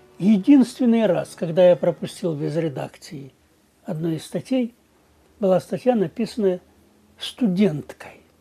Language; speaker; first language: Russian; native; Russian